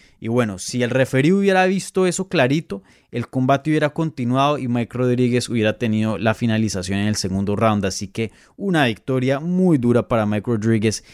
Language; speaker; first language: Spanish; native; Spanish